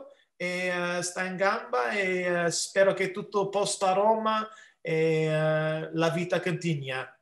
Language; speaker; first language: Italian; early bilingual, heritage; English